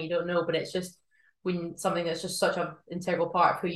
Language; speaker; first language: English; native; English